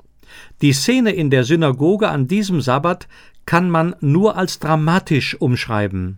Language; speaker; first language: German; native; German